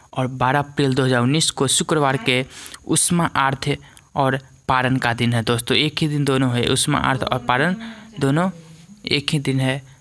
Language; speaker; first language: Hindi; native; Hindi